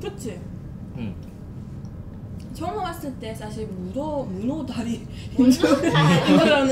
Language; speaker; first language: Korean; non-native, fluent; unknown